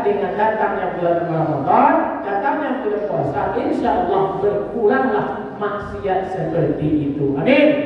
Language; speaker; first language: Indonesian; non-native, local second language; Minangkabau